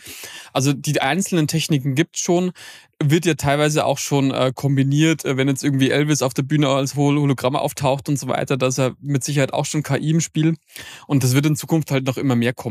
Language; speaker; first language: German; native; German